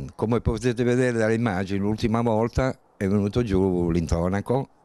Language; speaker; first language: Italian; native; Italian